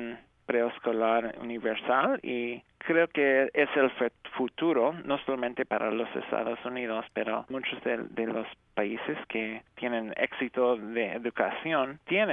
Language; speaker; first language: Spanish; non-native, fluent; English